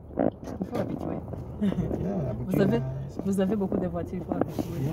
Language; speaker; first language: French; non-native, learner; Kinyarwanda